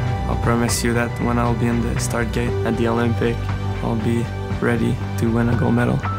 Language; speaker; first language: English; non-native, fluent; French